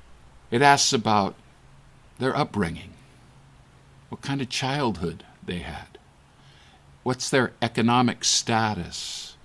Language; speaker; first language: English; native; English